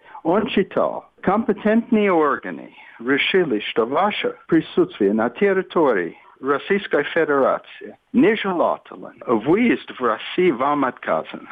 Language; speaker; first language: Russian; non-native, fluent; English